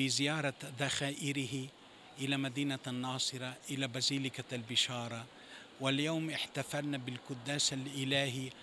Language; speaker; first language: Arabic; non-native, fluent; Italian